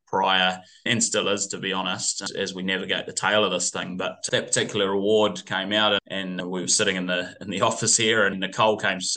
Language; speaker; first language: English; native; English